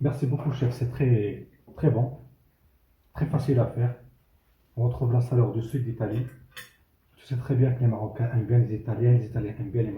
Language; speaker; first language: French; non-native, local second language; Arabic